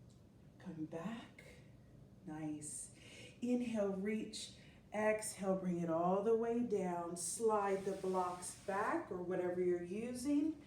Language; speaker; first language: English; native; English